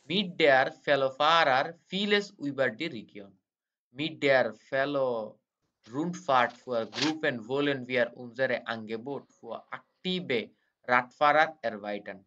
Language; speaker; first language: German; non-native, fluent; Bangla